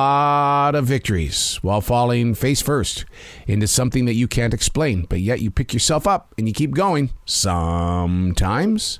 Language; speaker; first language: English; native; English